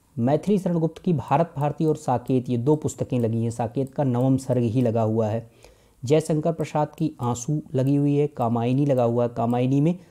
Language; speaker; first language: Hindi; native; Hindi